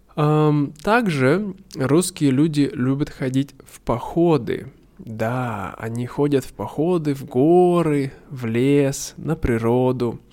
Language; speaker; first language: Russian; native; Russian